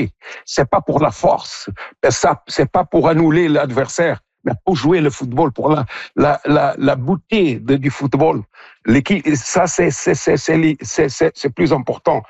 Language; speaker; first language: French; non-native, local second language; Portuguese